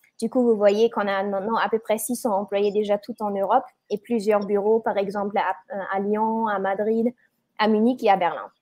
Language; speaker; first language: French; non-native, fluent; German